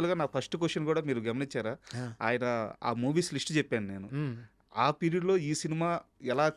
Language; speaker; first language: Telugu; native; Telugu